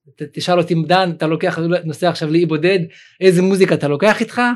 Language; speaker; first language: Hebrew; early bilingual, other home language; Russian